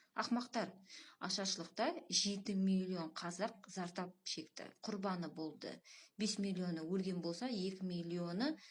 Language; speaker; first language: Kazakh; early bilingual, heritage; Russian